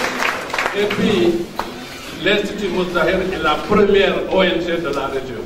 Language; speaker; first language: French; non-native, local second language; Fula